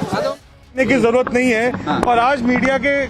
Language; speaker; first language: Hindi; native; Hindi